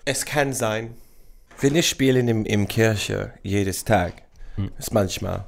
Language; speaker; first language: German; non-native, learner; English